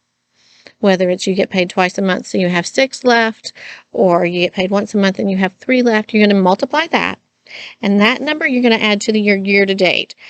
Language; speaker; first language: English; native; English